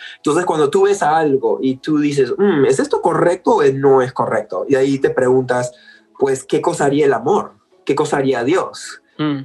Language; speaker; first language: Spanish; early bilingual, other home language; English